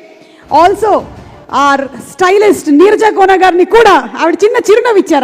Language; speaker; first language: Telugu; native; Telugu